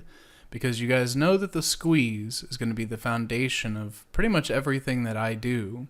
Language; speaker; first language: English; native; English